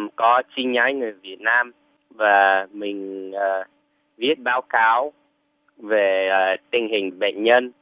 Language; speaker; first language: Vietnamese; non-native, fluent; English